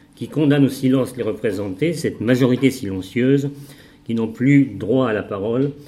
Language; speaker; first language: French; native; French